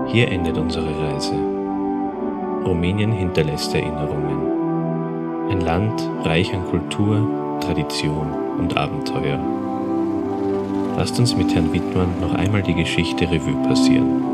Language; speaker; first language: German; native; German